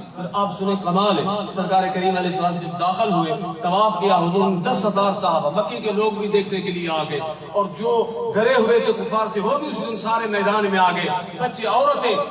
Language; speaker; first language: Urdu; non-native, local second language; Sindhi